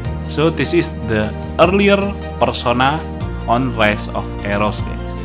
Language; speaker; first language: English; non-native, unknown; Indonesian